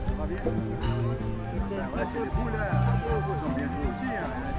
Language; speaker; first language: French; native; French